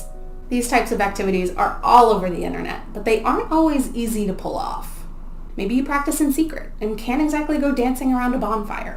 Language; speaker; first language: English; native; English